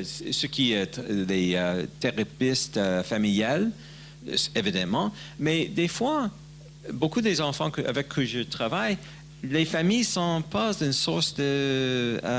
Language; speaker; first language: French; non-native, learner; English